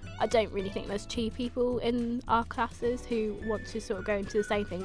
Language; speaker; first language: English; native; English